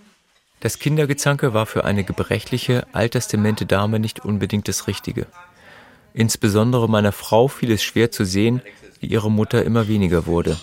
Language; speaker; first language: German; native; German